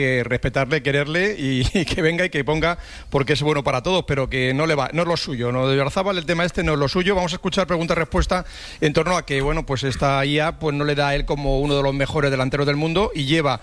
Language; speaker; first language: Spanish; native; Spanish